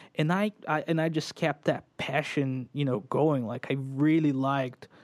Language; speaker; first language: English; early bilingual, other home language; Portuguese